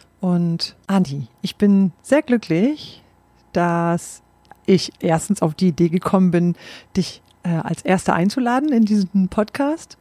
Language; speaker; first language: German; native; German